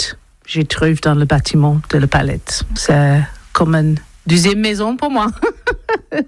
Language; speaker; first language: French; non-native, learner; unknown